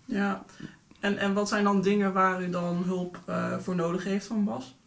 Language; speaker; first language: Dutch; native; Dutch